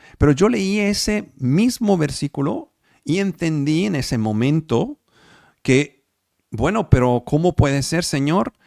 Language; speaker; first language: Spanish; non-native, fluent; Italian